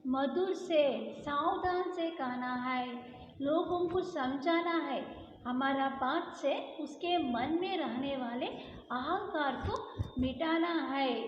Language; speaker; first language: Hindi; non-native, local second language; Kannada